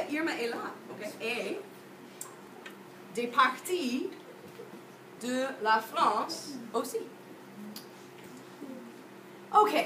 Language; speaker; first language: French; non-native, fluent; English